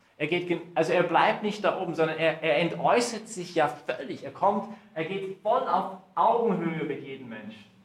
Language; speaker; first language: German; early bilingual, heritage; German